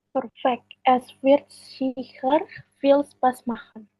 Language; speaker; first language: German; non-native, learner; Indonesian